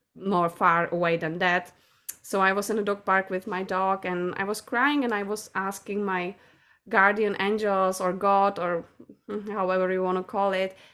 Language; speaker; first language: English; non-native, fluent; Czech